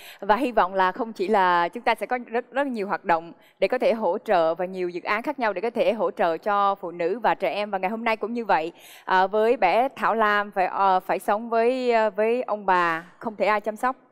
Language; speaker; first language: Vietnamese; non-native, local second language; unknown